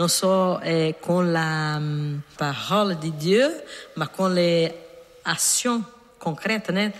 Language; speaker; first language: French; non-native, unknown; Portuguese